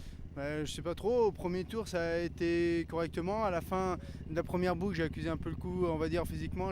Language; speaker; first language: French; native; French